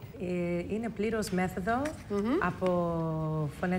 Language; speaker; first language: Greek; non-native, fluent; English